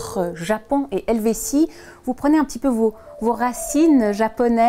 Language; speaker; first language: French; native; French